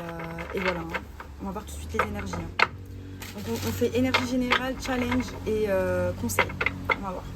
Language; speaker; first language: French; native; French